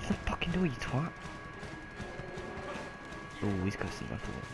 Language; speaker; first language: English; native; English